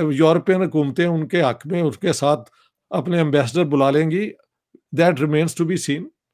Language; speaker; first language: Urdu; non-native, local second language; Punjabi